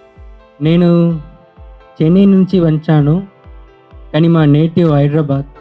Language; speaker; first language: Telugu; non-native, learner; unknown